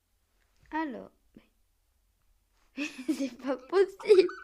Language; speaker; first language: French; native; French